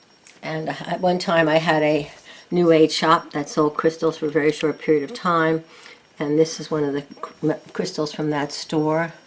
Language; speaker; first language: English; native; English